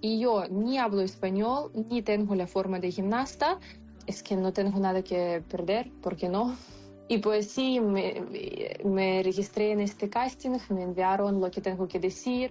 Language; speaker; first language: Spanish; non-native, fluent; Ukrainian